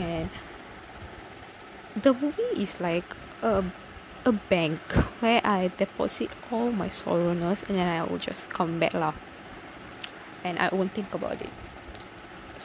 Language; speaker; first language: English; non-native, local second language; Tamil